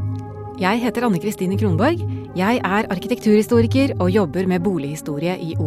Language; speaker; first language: Norwegian; native; Norwegian